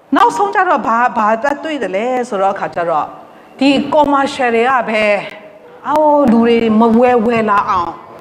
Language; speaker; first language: Burmese; non-native, local second language; Kachin